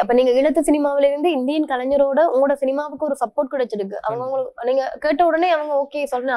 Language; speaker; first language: Tamil; native; Tamil